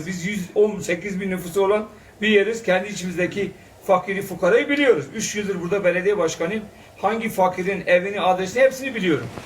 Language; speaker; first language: Turkish; non-native, local second language; Kurdish